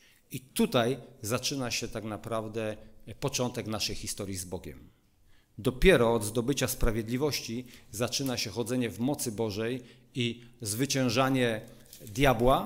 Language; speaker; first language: Polish; native; Polish